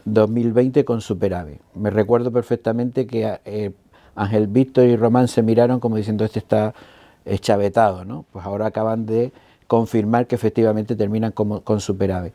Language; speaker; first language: Spanish; native; Spanish